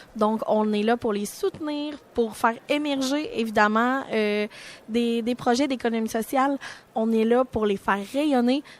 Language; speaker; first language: French; native; French